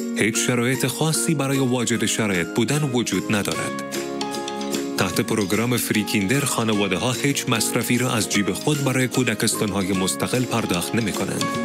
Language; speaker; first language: Persian; native; Persian